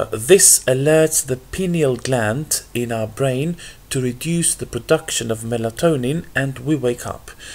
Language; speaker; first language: English; non-native, fluent; Albanian